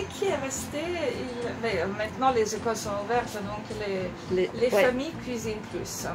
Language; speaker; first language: French; non-native, fluent; Italian